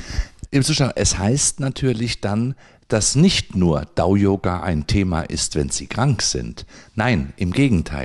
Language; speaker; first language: German; native; German